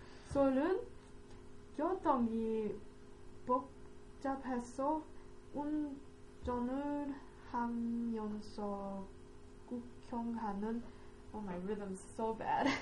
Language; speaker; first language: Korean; non-native, learner; English